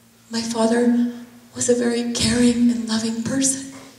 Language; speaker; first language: English; early bilingual, other home language; Persian